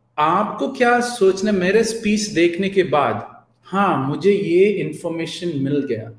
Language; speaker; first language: Hindi; non-native, local second language; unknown